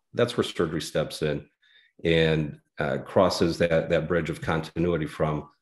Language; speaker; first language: English; native; English